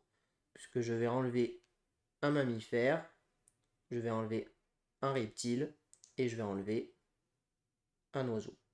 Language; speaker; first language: French; native; French